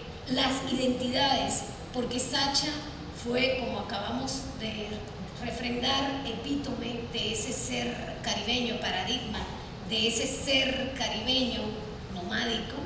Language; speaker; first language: Spanish; native; Spanish